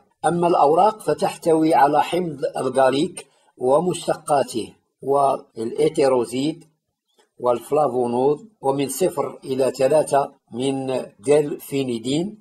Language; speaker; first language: Arabic; native; Arabic